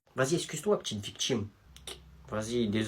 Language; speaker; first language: French; native; French